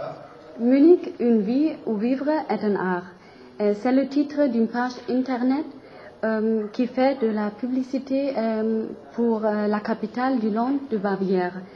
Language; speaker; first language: French; non-native, learner; German